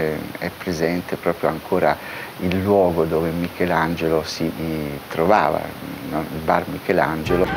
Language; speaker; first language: Italian; native; Italian